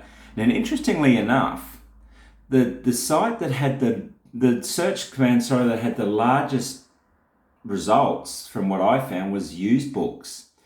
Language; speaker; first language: English; native; English